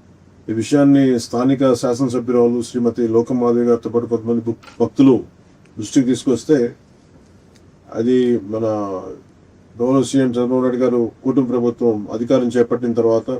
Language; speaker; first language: Telugu; native; Telugu